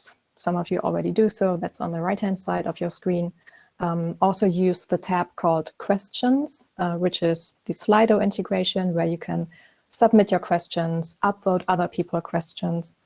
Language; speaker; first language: English; non-native, fluent; German